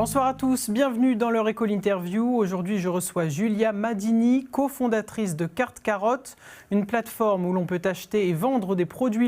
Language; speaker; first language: French; native; French